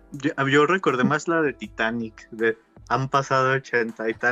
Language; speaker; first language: Spanish; native; Spanish